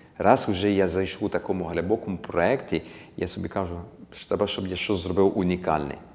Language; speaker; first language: Ukrainian; early bilingual, heritage; Ukrainian